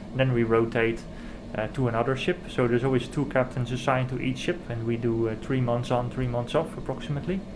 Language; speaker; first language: English; non-native, fluent; Dutch